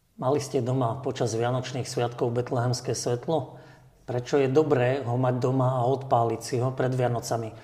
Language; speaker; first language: Slovak; native; Slovak